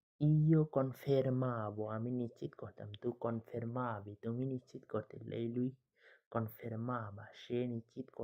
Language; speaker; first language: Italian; non-native, learner; Bangla